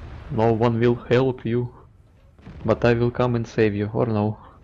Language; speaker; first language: English; non-native, learner; Russian